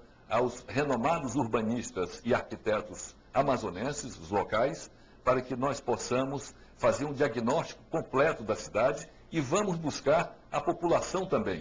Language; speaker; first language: Portuguese; native; Portuguese